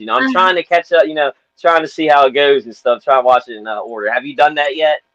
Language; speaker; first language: English; native; English